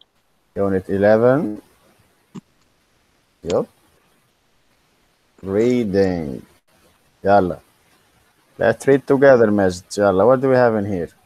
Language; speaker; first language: English; non-native, fluent; Arabic